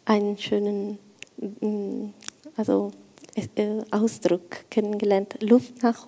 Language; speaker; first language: German; non-native, fluent; Italian